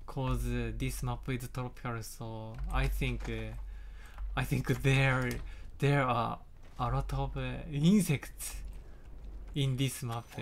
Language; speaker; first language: English; non-native, learner; Japanese